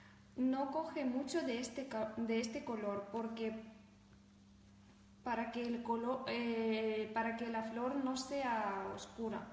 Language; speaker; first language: Spanish; non-native, fluent; Russian